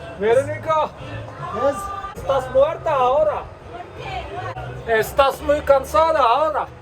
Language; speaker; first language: Spanish; non-native, learner; Turkish